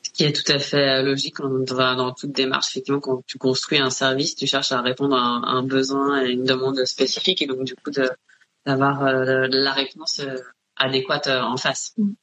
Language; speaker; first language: French; native; French